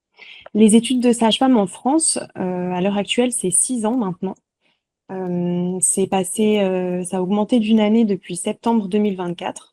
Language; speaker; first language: French; native; French